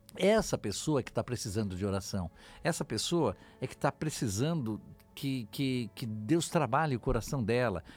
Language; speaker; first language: Portuguese; native; Portuguese